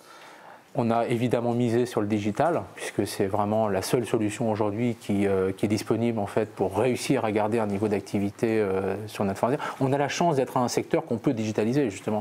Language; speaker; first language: French; native; French